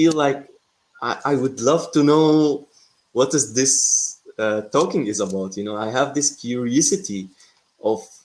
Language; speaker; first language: English; non-native, fluent; Arabic